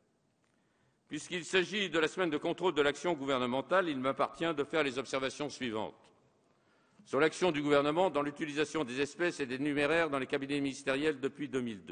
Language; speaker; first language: French; native; French